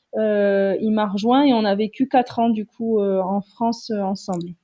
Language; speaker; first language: French; native; French